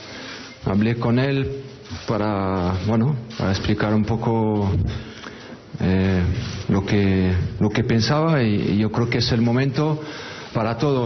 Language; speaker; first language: Spanish; non-native, fluent; French